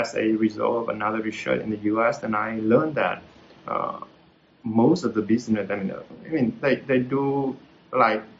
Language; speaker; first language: English; non-native, fluent; Vietnamese